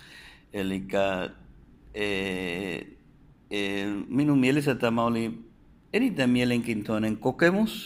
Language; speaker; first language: Finnish; non-native, fluent; Spanish